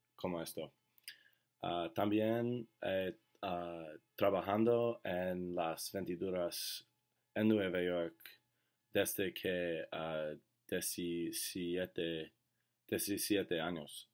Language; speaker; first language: Spanish; non-native, learner; English